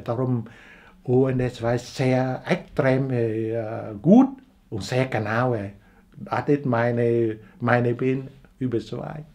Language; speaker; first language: German; non-native, learner; Vietnamese